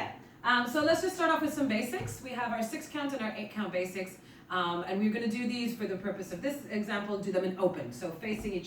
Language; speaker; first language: English; native; English